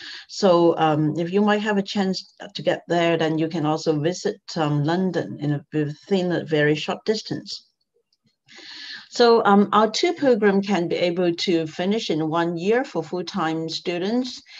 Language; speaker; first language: English; non-native, local second language; Cantonese